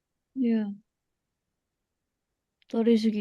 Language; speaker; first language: Japanese; non-native, learner; Indonesian